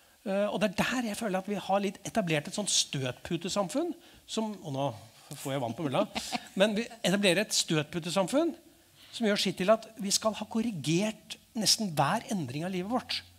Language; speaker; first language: Norwegian; native; Norwegian